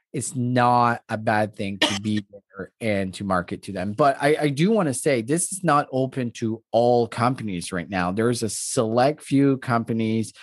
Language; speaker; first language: English; non-native, fluent; French